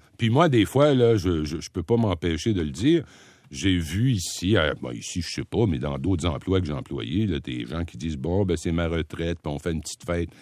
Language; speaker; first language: French; native; French